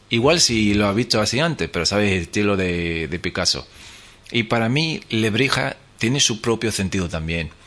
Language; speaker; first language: Spanish; non-native, fluent; English